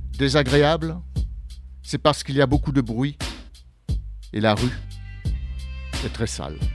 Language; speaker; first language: French; non-native, learner; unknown